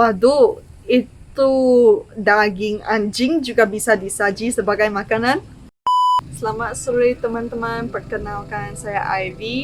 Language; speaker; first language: Indonesian; non-native, fluent; Chinese